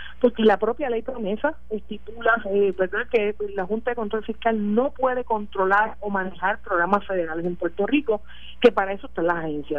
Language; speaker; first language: Spanish; native; Spanish